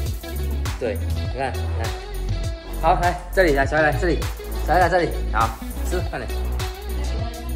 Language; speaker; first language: Chinese; native; Chinese